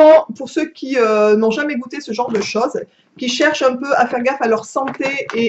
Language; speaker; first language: French; native; French